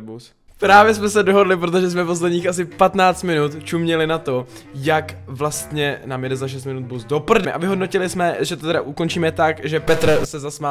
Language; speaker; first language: Czech; native; Czech